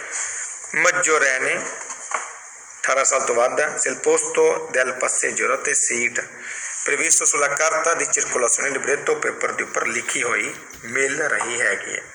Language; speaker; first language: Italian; non-native, fluent; Punjabi